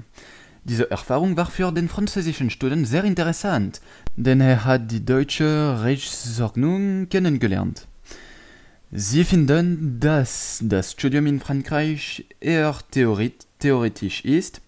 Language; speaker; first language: German; non-native, learner; French